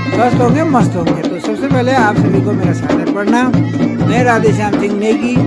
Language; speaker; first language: Hindi; non-native, local second language; Garhwali